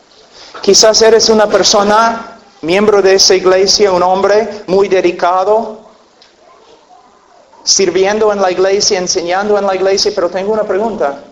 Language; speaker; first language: Spanish; non-native, fluent; English